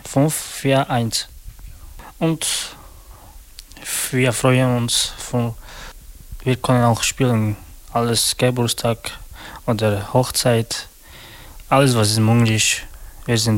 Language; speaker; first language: German; non-native, learner; Slovak